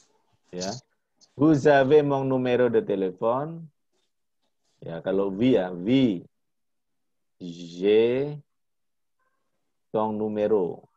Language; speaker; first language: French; non-native, fluent; Indonesian